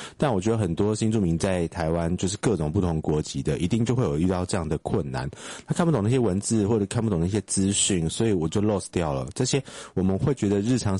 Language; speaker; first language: Chinese; native; Chinese